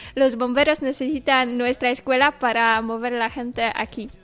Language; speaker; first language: Spanish; non-native, learner; Polish